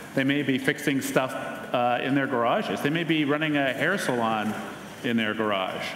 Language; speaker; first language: English; native; English